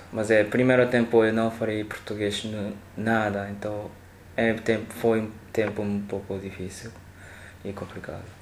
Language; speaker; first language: Portuguese; non-native, learner; Japanese